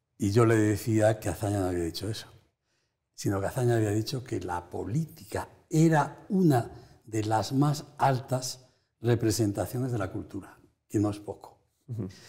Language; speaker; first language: Spanish; native; Spanish